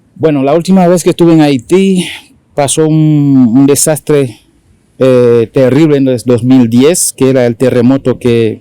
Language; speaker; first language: Spanish; non-native, fluent; Haitian Creole